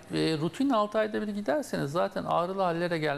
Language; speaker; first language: Turkish; native; Turkish